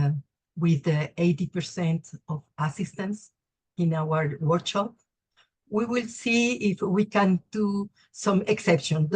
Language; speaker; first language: English; non-native, learner; Spanish